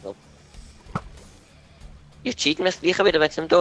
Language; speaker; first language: German; native; German